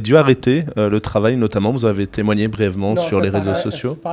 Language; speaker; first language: French; native; French